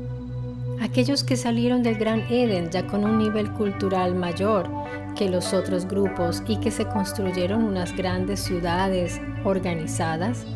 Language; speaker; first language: Spanish; non-native, fluent; Italian